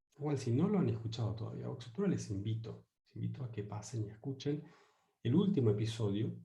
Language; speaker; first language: Spanish; native; Spanish